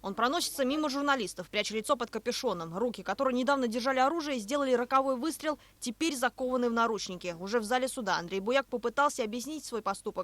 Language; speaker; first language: Russian; native; Russian